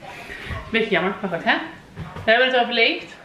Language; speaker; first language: Dutch; native; Dutch